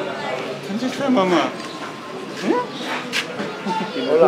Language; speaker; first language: Spanish; non-native, learner; Serbian